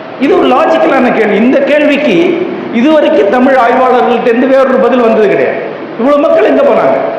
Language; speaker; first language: Tamil; non-native, local second language; Malayalam